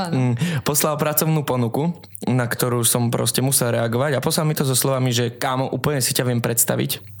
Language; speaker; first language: Slovak; native; Slovak